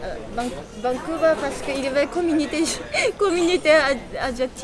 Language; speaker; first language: French; non-native, learner; Japanese